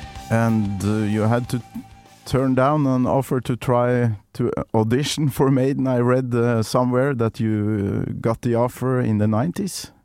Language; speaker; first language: English; non-native, fluent; Norwegian